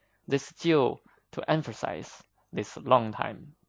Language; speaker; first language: English; non-native, fluent; Chinese